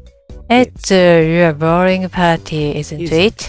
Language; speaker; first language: English; non-native, learner; Japanese